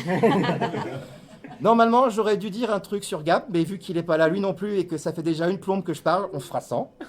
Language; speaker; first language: French; native; French